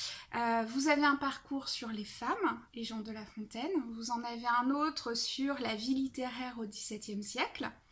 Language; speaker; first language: French; native; French